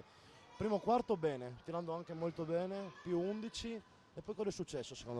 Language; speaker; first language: Italian; native; Italian